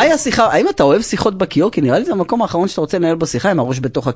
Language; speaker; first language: Hebrew; native; Hebrew